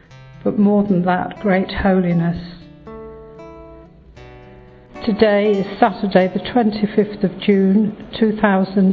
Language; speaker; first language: English; native; English